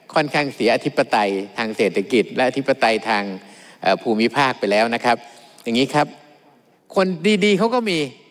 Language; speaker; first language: Thai; native; Thai